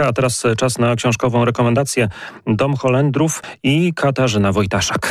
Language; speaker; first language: Polish; native; Polish